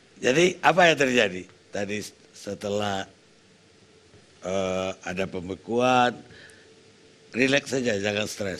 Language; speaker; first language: Indonesian; native; Indonesian